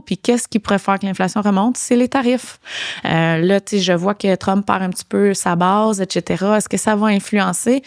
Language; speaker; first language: French; native; French